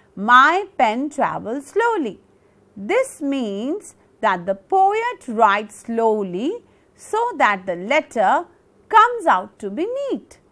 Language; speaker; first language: English; non-native, local second language; Punjabi